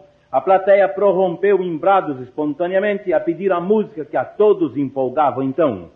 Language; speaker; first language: Portuguese; native; Portuguese